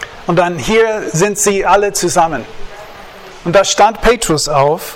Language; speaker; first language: German; non-native, fluent; English